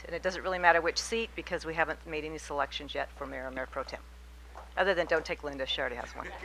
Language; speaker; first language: English; native; English